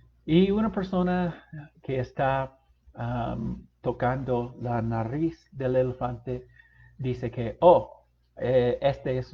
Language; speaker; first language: Spanish; non-native, fluent; English